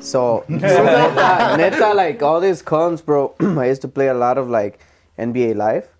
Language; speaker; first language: English; early bilingual, other home language; Spanish